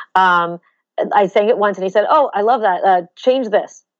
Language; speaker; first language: English; native; English